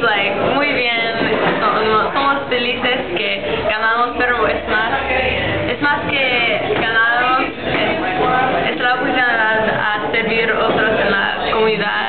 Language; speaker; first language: Spanish; non-native, learner; English